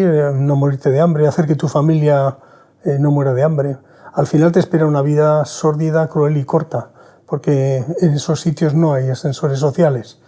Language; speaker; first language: Spanish; native; Spanish